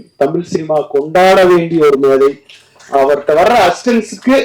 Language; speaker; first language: Tamil; native; Tamil